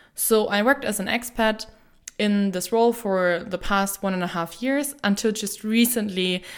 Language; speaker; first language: English; non-native, fluent; German